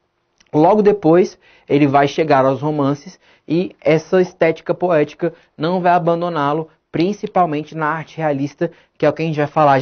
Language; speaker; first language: Portuguese; native; Portuguese